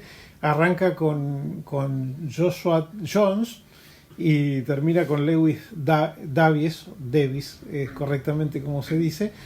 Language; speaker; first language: Spanish; native; Spanish